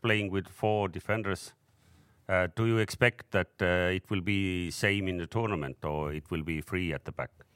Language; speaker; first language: English; non-native, fluent; Estonian